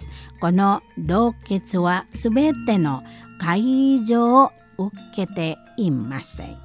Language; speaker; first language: Japanese; non-native, learner; Indonesian